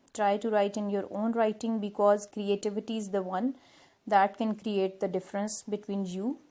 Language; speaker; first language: English; non-native, local second language; Urdu